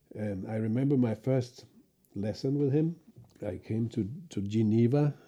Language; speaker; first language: English; non-native, fluent; Danish